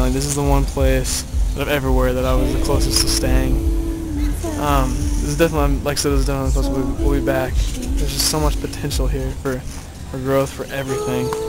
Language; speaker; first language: English; native; English